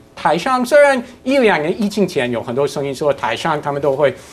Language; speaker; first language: Chinese; non-native, fluent; English